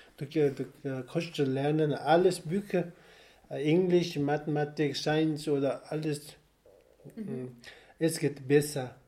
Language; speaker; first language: German; non-native, fluent; Nepali